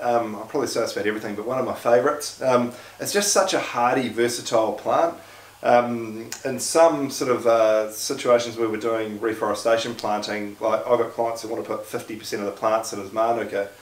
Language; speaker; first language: English; native; English